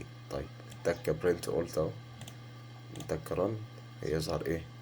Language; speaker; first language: Arabic; native; Arabic